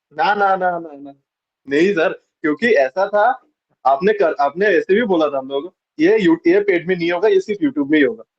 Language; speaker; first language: Hindi; non-native, local second language; Bangla